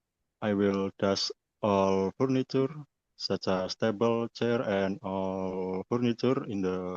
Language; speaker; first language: English; non-native, learner; Indonesian